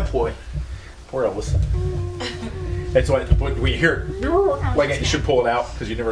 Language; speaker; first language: English; native; English